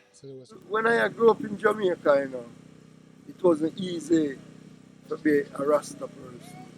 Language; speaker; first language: English; native; English